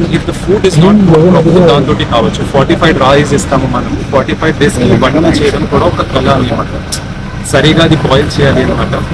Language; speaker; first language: Telugu; non-native, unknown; Hindi